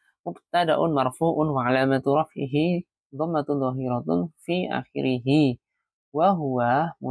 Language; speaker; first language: Arabic; non-native, fluent; Indonesian